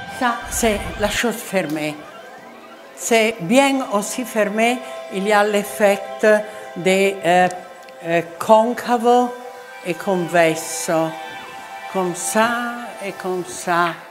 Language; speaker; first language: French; non-native, learner; Italian